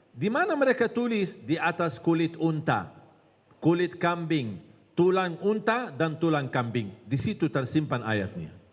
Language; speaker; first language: Malay; non-native, fluent; Arabic